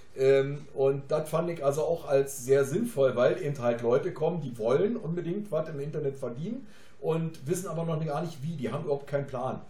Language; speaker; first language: German; native; German